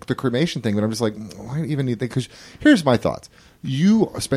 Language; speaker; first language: English; native; English